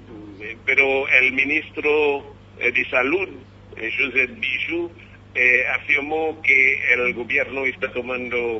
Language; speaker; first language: Spanish; non-native, fluent; Haitian Creole